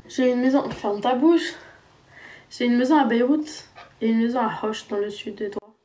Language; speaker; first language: French; non-native, local second language; Arabic